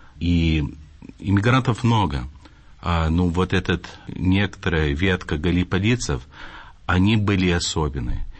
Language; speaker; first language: Russian; early bilingual, heritage; Russian